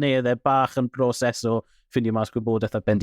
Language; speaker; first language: Welsh; native; Welsh